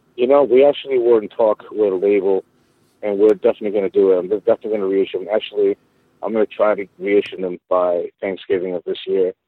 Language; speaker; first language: English; early bilingual, other home language; Spanish